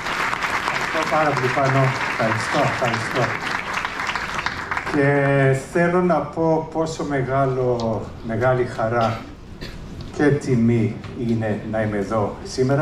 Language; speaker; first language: Greek; early bilingual, heritage; English